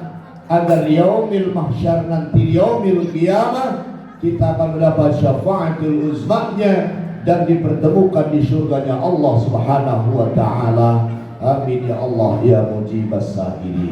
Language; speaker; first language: Indonesian; native; Indonesian